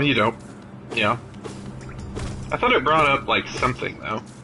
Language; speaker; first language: English; native; English